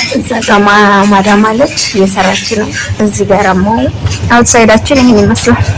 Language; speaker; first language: Amharic; native; Amharic